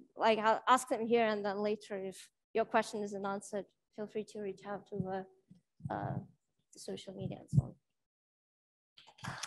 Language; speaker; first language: English; non-native, fluent; Lithuanian